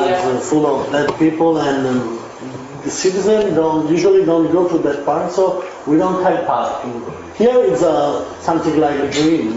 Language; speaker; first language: English; non-native, learner; Italian